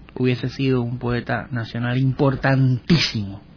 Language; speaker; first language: Spanish; native; Spanish